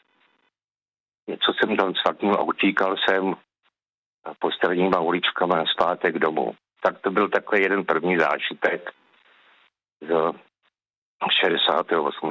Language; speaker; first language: Czech; native; Czech